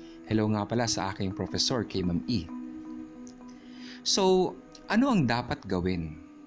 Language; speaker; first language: Filipino; native; Filipino